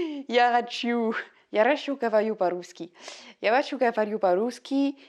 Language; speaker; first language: Russian; non-native, learner; French